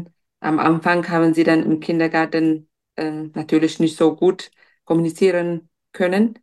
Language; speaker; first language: German; non-native, fluent; Tigrinya